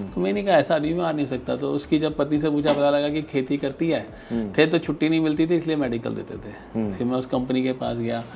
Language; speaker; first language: Hindi; native; Hindi